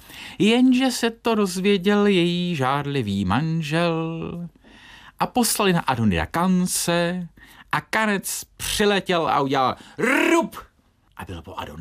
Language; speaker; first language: Czech; native; Czech